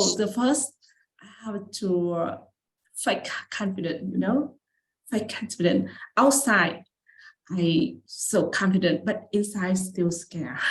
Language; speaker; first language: English; non-native, learner; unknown